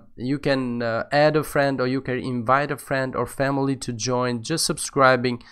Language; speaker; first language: English; non-native, fluent; Albanian